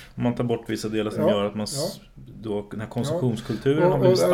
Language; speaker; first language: Swedish; native; Swedish